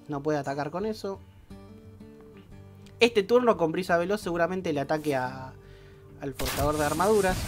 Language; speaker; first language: Spanish; native; Spanish